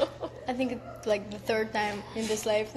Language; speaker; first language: English; non-native, learner; Russian